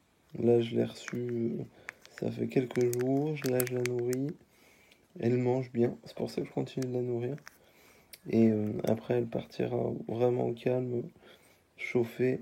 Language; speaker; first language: French; native; French